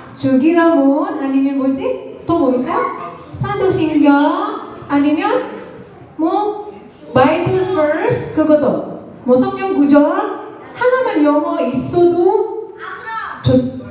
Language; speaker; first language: Korean; native; Korean